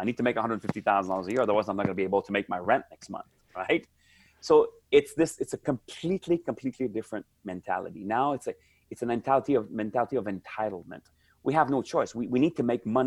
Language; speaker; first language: English; native; English